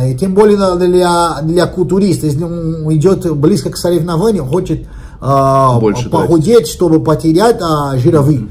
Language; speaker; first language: Russian; non-native, learner; Portuguese